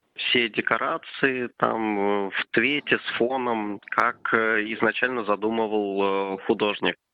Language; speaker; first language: Russian; native; Russian